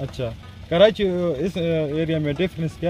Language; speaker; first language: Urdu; non-native, local second language; Pashto